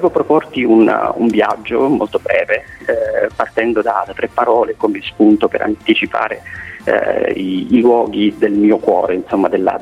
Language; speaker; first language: Italian; native; Italian